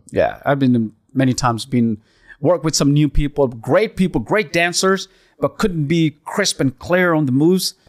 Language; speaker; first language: English; non-native, local second language; Punjabi